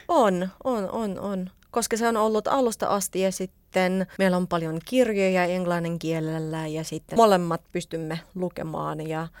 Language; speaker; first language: Finnish; non-native, fluent; Russian